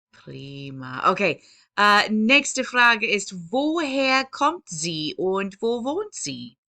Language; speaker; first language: German; non-native, fluent; English